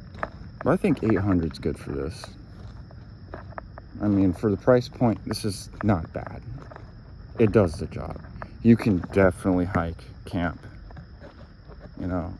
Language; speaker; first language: English; native; English